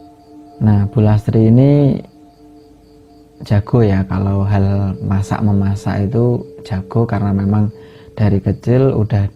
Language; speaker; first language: Indonesian; native; Indonesian